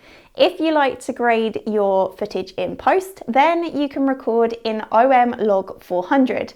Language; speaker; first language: English; native; English